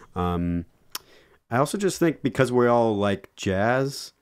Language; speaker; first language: English; native; English